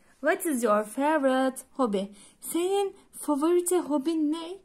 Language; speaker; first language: English; non-native, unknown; Turkish